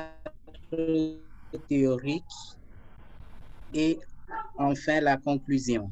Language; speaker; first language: French; non-native, fluent; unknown